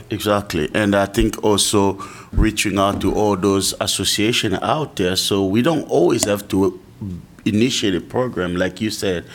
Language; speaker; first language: English; non-native, fluent; French